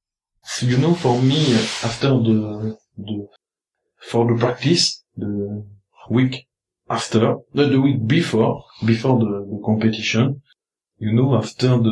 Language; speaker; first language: English; non-native, learner; French